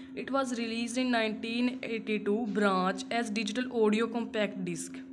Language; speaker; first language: English; non-native, local second language; Urdu